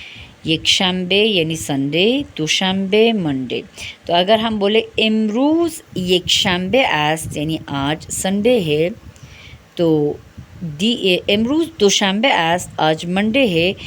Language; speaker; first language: Persian; non-native, fluent; Urdu